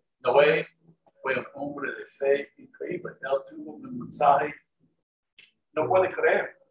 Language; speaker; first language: Spanish; non-native, learner; English